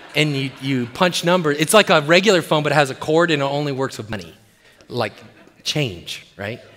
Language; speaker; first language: English; native; English